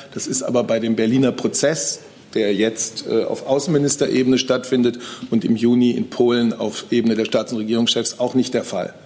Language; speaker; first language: German; native; German